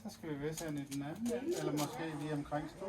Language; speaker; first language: Danish; native; Danish